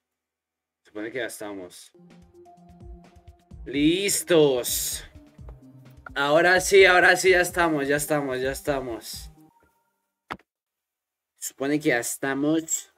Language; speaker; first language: Spanish; native; Spanish